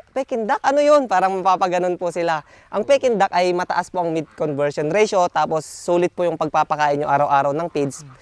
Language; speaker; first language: Filipino; native; Filipino